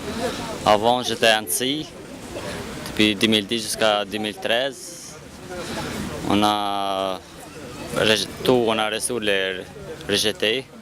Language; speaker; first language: French; non-native, learner; Albanian